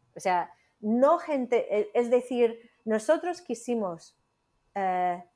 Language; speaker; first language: Spanish; non-native, fluent; English